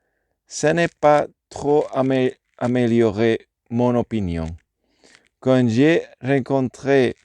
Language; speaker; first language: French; non-native, learner; Spanish